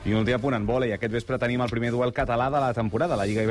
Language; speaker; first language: Catalan; native; Catalan